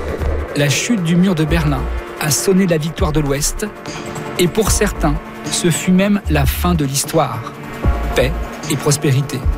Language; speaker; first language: French; native; French